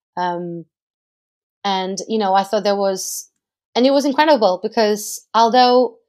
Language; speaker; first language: English; non-native, fluent; Portuguese